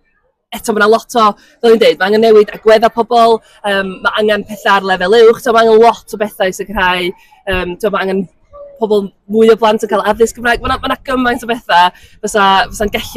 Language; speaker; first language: Welsh; native; Welsh